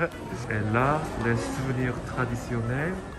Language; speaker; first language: French; non-native, fluent; Korean